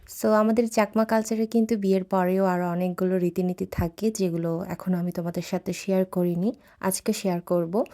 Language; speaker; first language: Bangla; non-native, local second language; Chakma